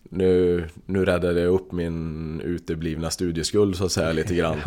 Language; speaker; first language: Swedish; native; Swedish